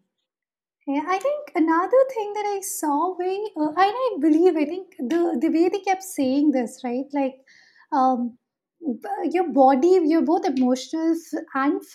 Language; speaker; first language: English; non-native, local second language; Hindi